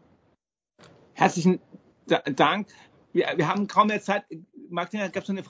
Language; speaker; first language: German; native; German